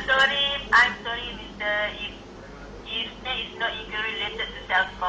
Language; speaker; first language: English; non-native, learner; Malay